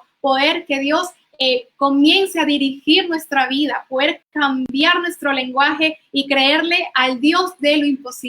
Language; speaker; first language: Spanish; native; Spanish